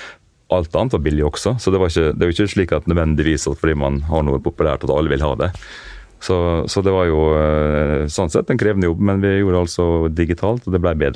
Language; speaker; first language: Norwegian; native; Norwegian